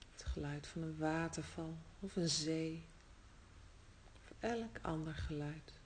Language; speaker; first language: Dutch; native; Dutch